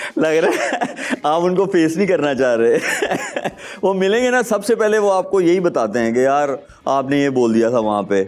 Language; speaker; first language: Urdu; non-native, local second language; Punjabi